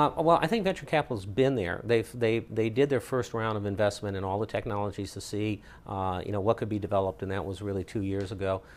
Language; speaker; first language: English; native; English